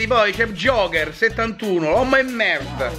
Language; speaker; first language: Italian; native; Italian